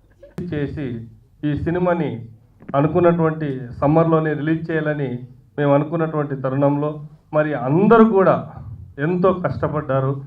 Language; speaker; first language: Telugu; native; Telugu